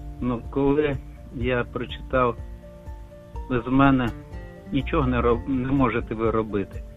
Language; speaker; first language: Ukrainian; native; Ukrainian